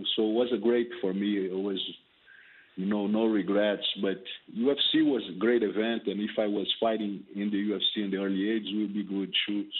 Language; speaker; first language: English; non-native, fluent; Portuguese